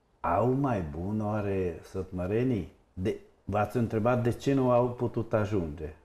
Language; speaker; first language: Romanian; non-native, local second language; Hungarian